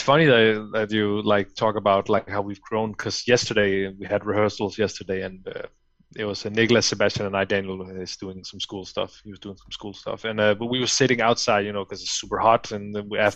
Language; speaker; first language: English; non-native, fluent; Danish